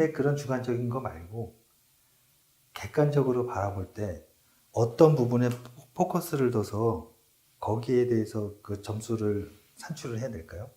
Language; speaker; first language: Korean; native; Korean